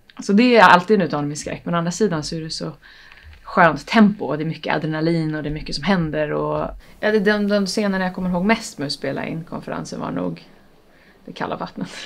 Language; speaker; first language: Swedish; native; Swedish